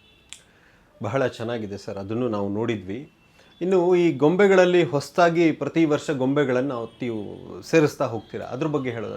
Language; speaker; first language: Kannada; native; Kannada